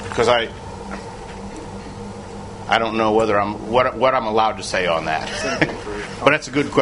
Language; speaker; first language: English; native; English